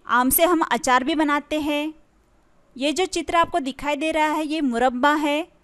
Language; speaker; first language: Hindi; non-native, local second language; Marathi